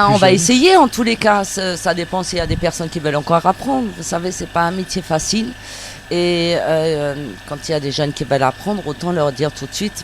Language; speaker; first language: French; native; French